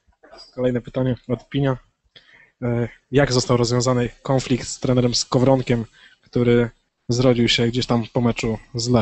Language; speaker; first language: Polish; native; Polish